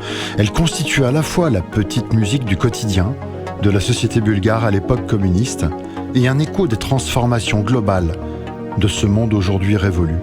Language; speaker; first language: French; native; French